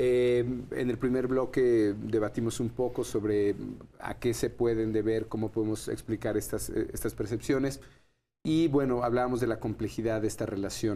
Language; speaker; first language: Spanish; native; Spanish